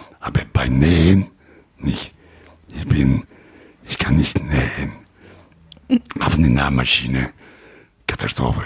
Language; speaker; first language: German; non-native, learner; Italian